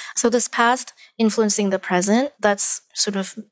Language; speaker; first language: English; non-native, local second language; Chinese